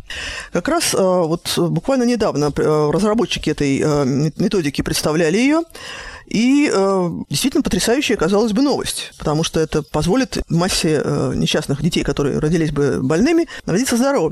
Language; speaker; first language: Russian; native; Russian